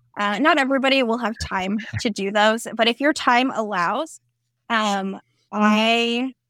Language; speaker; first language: English; native; English